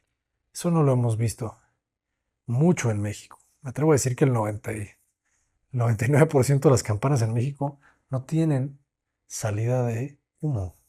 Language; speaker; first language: Spanish; native; Spanish